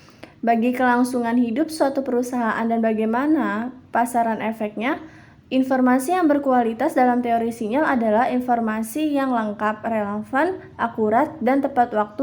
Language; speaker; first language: Indonesian; native; Indonesian